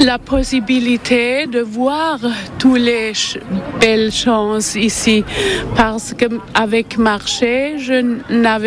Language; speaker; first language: French; non-native, learner; German